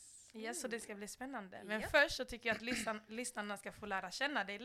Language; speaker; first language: Swedish; native; Swedish